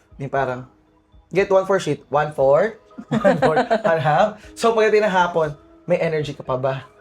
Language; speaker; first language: Filipino; native; Filipino